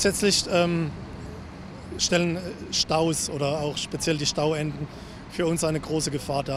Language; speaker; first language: German; native; German